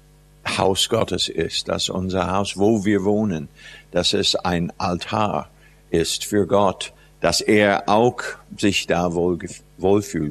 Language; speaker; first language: German; non-native, fluent; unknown